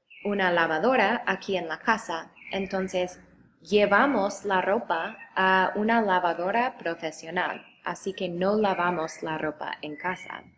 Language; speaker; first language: Spanish; non-native, fluent; English